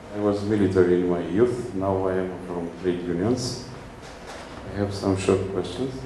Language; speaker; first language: English; non-native, learner; Romanian